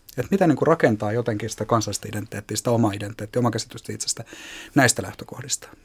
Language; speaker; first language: Finnish; native; Finnish